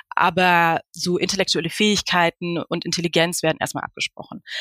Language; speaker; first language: German; native; German